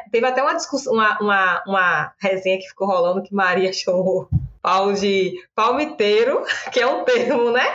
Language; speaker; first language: Portuguese; native; Portuguese